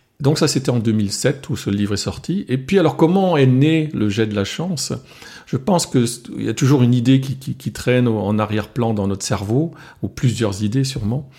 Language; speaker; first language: French; non-native, local second language; Swiss German